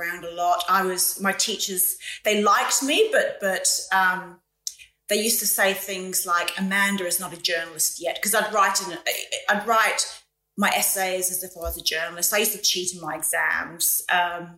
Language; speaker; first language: English; native; English